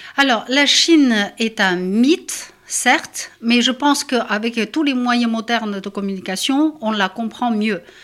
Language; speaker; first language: French; non-native, fluent; Chinese